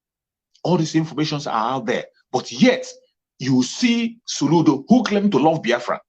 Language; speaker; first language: English; non-native, local second language; Igbo